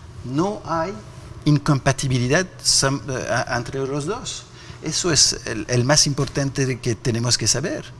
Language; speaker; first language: Spanish; non-native, fluent; French